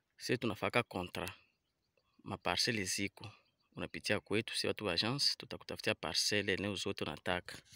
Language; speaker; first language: Swahili; native; Swahili